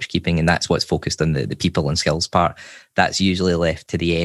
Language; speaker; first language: English; native; English